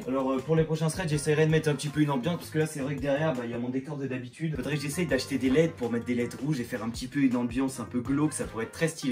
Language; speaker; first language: French; native; French